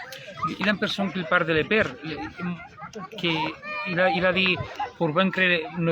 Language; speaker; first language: French; non-native, learner; Spanish